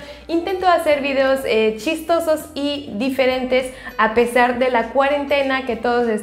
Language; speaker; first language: Spanish; non-native, fluent; French